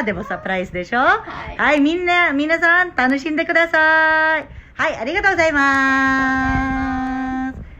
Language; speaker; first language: Japanese; non-native, learner; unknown